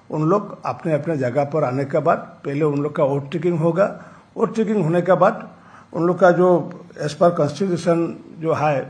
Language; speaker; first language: Hindi; non-native, local second language; Assamese